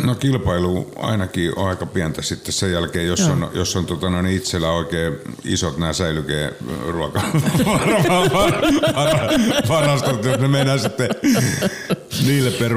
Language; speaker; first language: Finnish; native; Finnish